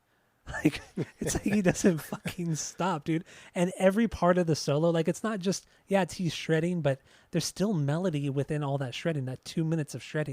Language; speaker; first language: English; native; English